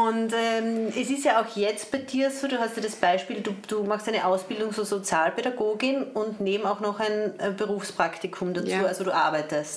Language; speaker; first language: German; native; German